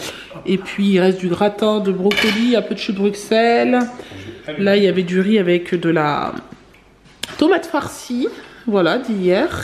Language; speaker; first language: French; native; French